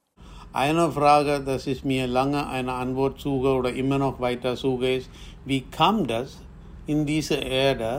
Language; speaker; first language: German; non-native, fluent; Tamil